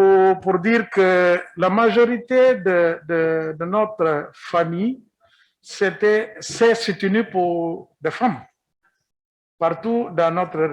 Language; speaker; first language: French; non-native, learner; Kabuverdianu